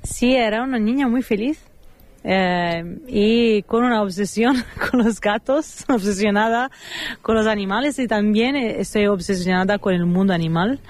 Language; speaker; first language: Spanish; non-native, fluent; Italian